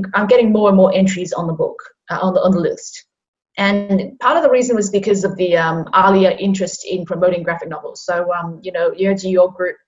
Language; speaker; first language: English; non-native, local second language; Cantonese